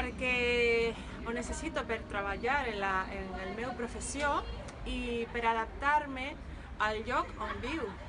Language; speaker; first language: Catalan; non-native, learner; Spanish